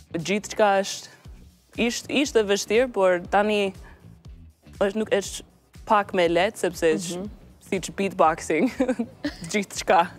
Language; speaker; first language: Albanian; non-native, learner; English